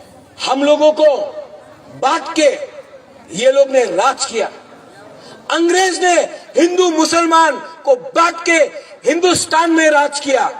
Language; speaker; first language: Hindi; non-native, local second language; Kok Borok